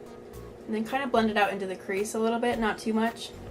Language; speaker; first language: English; native; English